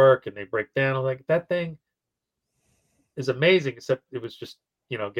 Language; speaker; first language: English; native; English